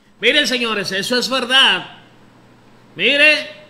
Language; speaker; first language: Spanish; native; Spanish